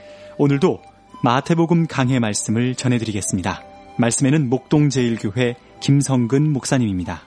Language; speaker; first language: Korean; native; Korean